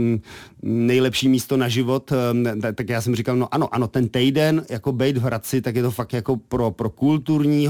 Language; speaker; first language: Czech; native; Czech